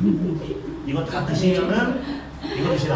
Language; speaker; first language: Korean; native; Korean